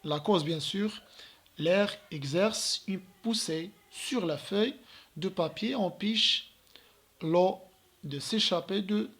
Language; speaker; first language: French; non-native, local second language; Arabic